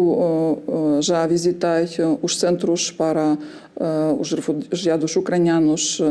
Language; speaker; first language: Portuguese; non-native, fluent; Ukrainian